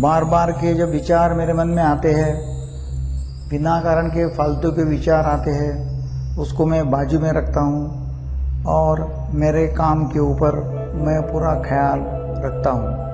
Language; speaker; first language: Hindi; non-native, local second language; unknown